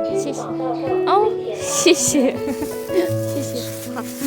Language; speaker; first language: Chinese; non-native, fluent; Persian